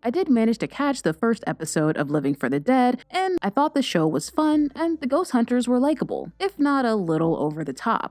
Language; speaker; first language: English; native; English